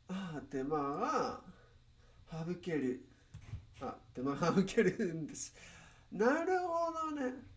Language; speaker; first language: Japanese; non-native, learner; Spanish